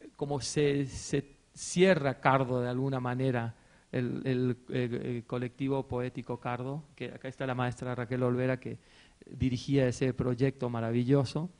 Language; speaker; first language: Spanish; native; Spanish